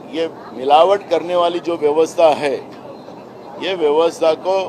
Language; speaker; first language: Hindi; non-native, local second language; Marathi